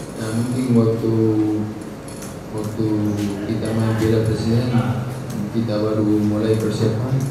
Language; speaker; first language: Indonesian; non-native, learner; Spanish